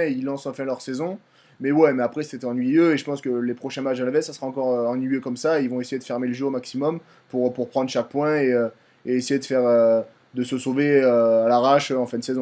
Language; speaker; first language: French; native; French